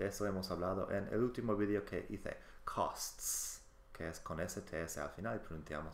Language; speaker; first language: Spanish; non-native, fluent; English